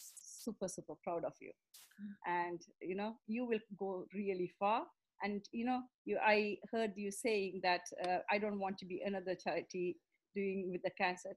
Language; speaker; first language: English; non-native, local second language; Tamil